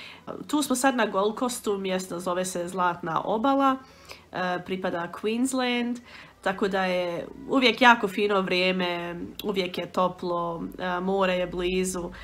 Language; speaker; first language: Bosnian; early bilingual, heritage; Bosnian